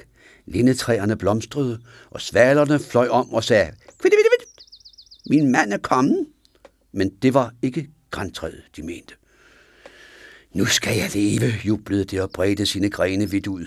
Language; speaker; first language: Danish; native; Danish